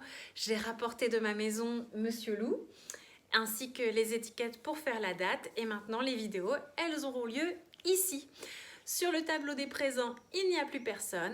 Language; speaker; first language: French; native; French